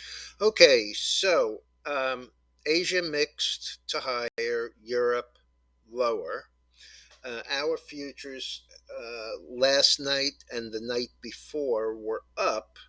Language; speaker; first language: English; native; English